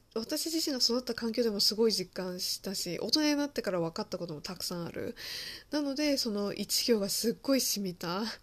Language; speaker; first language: Japanese; early bilingual, other home language; Chinese